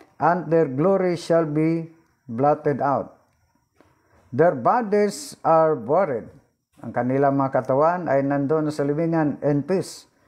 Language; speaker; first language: Filipino; non-native, local second language; Cebuano